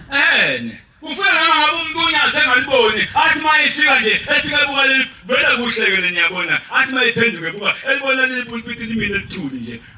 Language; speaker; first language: Zulu; native; Zulu